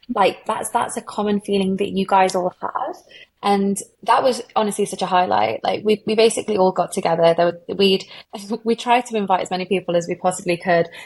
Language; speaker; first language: English; native; English